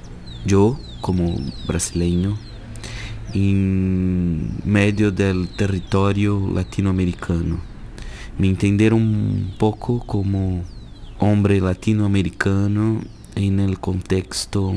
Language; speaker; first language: Spanish; non-native, fluent; Portuguese